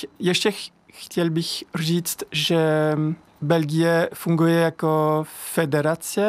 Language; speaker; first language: Czech; non-native, fluent; French